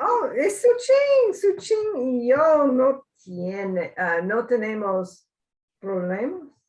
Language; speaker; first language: Spanish; non-native, learner; English